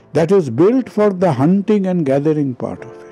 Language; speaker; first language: English; non-native, local second language; Bangla